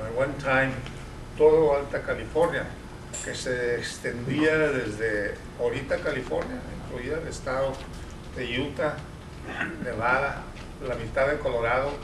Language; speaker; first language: Spanish; early bilingual, heritage; Spanish